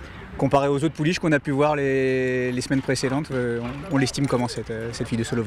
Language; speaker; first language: French; native; French